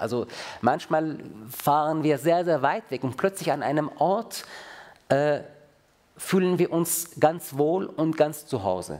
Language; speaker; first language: German; non-native, fluent; Persian